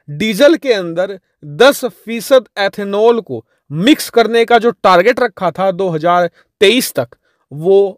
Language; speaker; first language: Hindi; native; Hindi